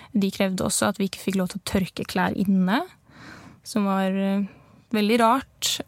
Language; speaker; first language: Norwegian; native; Norwegian